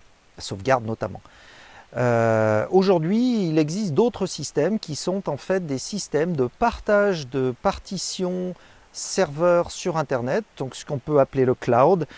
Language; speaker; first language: French; native; French